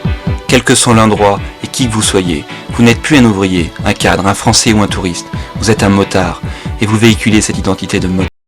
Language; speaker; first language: French; native; French